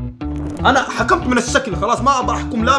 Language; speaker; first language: Arabic; native; Arabic